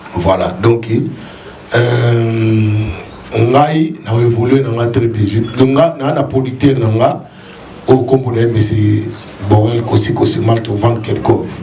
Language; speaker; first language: French; non-native, local second language; Lingala